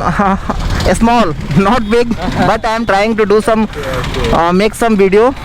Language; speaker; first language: English; non-native, local second language; Hindi